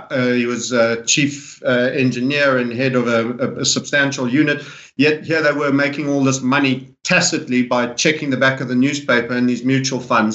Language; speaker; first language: English; native; English